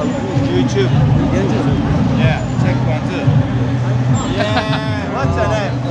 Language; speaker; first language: English; non-native, learner; Japanese